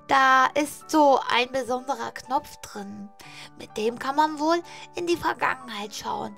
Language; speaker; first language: German; native; German